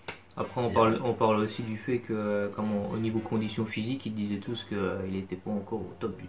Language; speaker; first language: French; native; French